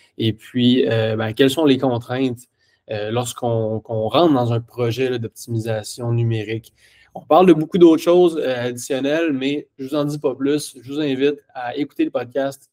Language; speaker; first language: French; native; French